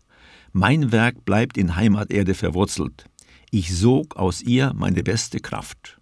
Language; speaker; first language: German; native; German